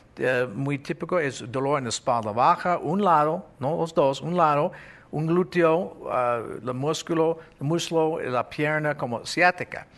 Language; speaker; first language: Spanish; non-native, fluent; English